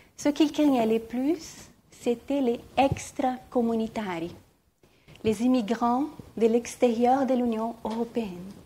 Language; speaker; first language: French; non-native, fluent; Portuguese